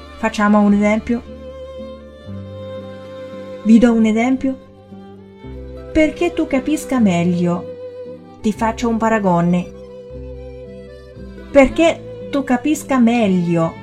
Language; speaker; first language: Italian; non-native, fluent; Chinese